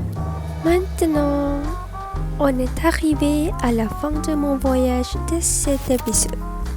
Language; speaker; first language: French; non-native, learner; Malay